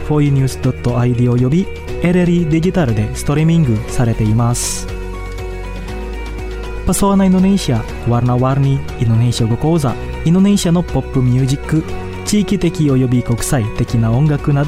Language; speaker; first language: Japanese; non-native, fluent; Indonesian